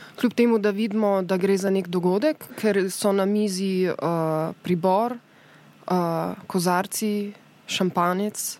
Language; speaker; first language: Slovenian; native; Slovenian